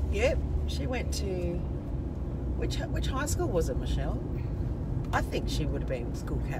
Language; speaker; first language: English; native; English